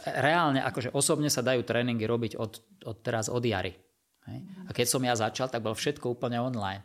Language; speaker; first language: Slovak; non-native, local second language; Hungarian